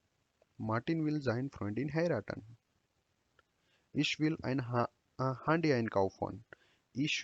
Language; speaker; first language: German; non-native, fluent; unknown